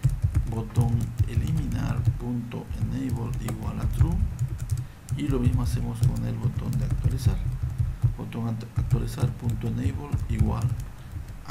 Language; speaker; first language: Spanish; native; Spanish